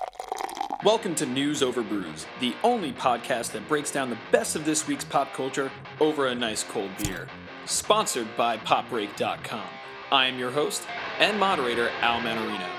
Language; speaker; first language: English; native; English